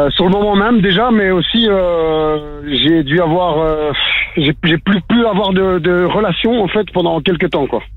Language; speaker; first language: French; native; French